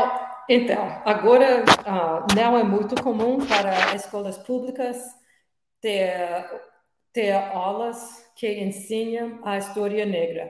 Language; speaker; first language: Portuguese; non-native, learner; English